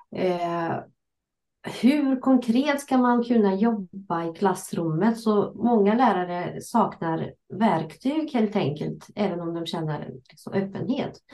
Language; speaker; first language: Swedish; non-native, fluent; Russian